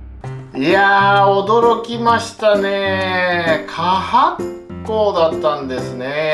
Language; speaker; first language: Japanese; native; Japanese